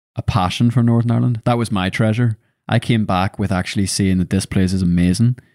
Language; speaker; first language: English; native; English